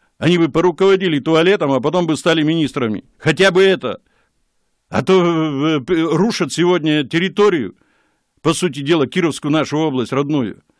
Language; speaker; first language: Russian; native; Russian